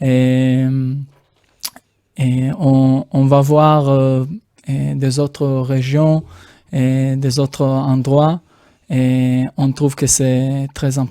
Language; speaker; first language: French; non-native, fluent; Hebrew